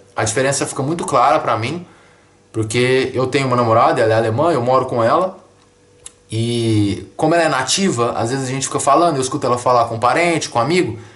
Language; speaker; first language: Portuguese; native; Portuguese